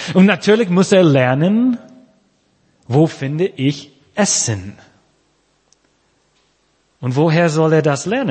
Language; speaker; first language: German; non-native, fluent; English